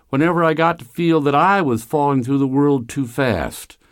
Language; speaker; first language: English; native; English